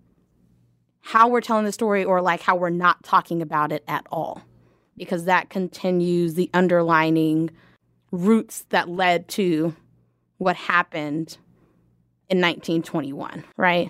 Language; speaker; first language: English; native; English